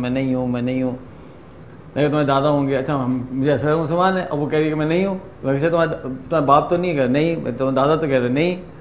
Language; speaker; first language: Urdu; native; Urdu